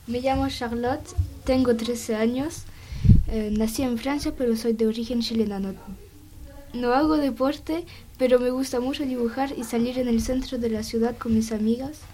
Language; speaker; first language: Spanish; early bilingual, heritage; Spanish